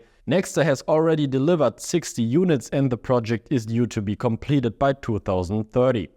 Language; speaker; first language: English; non-native, fluent; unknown